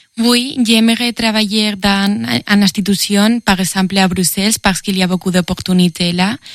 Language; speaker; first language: French; non-native, learner; Spanish